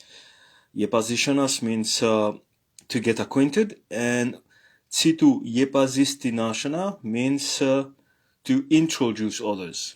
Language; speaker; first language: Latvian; non-native, learner; Morisyen